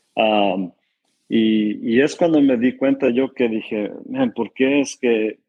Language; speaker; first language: Spanish; early bilingual, heritage; Spanish